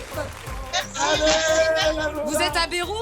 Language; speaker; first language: French; native; French